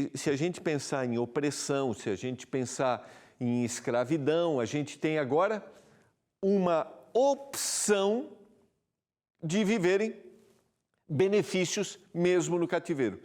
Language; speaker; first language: Portuguese; native; Portuguese